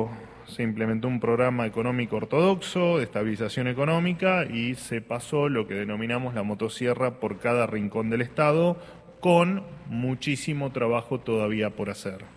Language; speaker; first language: Spanish; native; Spanish